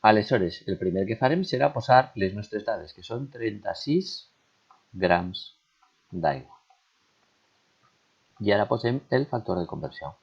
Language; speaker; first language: Catalan; native; Catalan